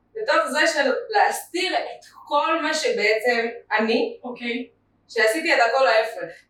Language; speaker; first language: Hebrew; early bilingual, other home language; Russian